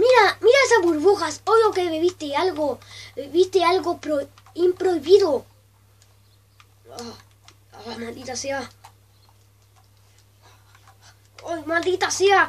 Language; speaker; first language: Spanish; native; Spanish